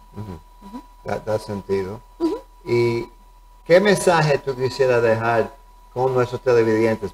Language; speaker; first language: Spanish; early bilingual, heritage; Spanish